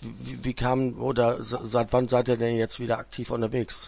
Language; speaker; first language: German; native; German